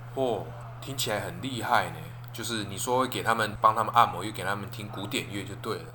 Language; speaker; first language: Chinese; native; Chinese